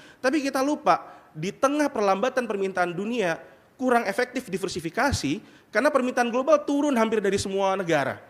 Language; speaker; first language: Indonesian; native; Indonesian